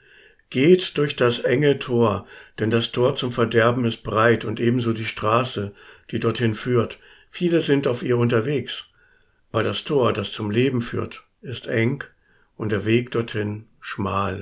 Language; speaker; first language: German; native; German